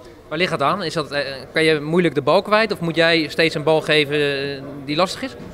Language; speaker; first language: Dutch; native; Dutch